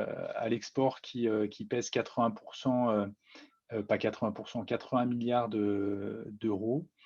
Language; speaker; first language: French; native; French